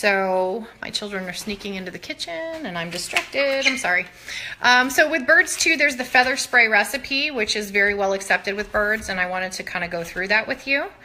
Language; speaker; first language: English; native; English